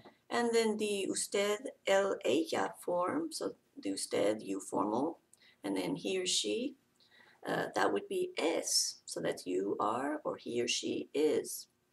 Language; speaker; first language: English; native; English